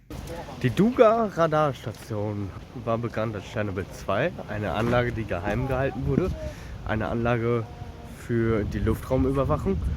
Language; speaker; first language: German; native; German